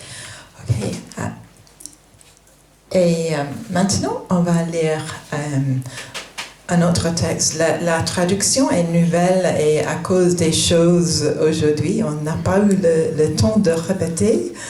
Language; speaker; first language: French; non-native, fluent; English